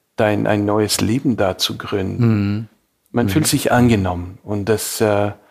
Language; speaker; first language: German; non-native, fluent; English